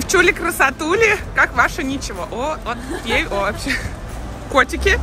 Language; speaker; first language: Russian; native; Russian